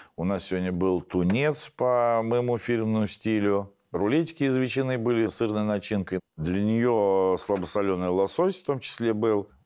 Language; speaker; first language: Russian; native; Russian